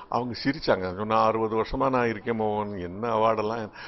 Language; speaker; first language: Tamil; native; Tamil